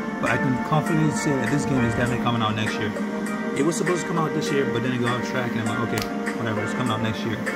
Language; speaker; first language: English; native; English